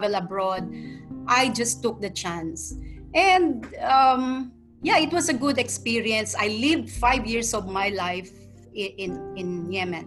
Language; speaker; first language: English; non-native, local second language; Tausug